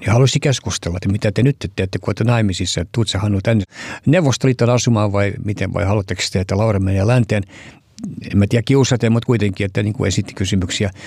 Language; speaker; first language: Finnish; early bilingual, heritage; Finnish